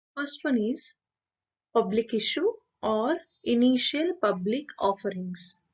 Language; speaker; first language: English; non-native, local second language; Kannada